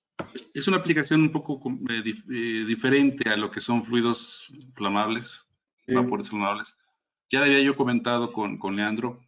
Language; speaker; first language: Spanish; native; Spanish